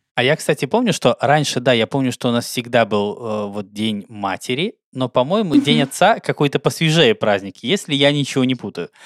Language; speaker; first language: Russian; native; Russian